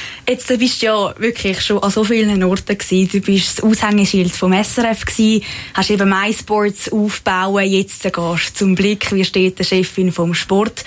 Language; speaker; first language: German; native; German